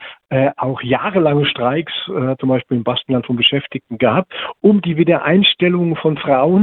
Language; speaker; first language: German; native; German